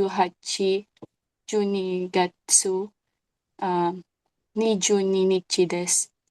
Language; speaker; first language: Japanese; non-native, learner; Filipino